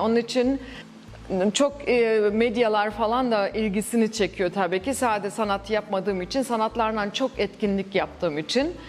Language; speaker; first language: Turkish; early bilingual, heritage; Turkish